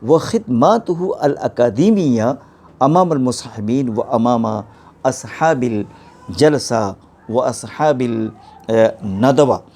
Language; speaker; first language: Arabic; non-native, fluent; Urdu